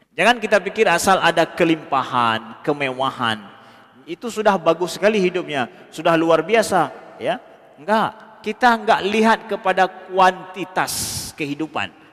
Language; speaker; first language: Malay; non-native, local second language; Achinese